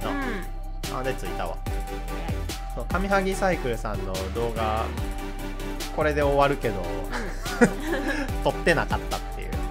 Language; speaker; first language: Japanese; native; Japanese